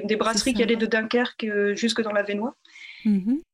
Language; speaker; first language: French; native; French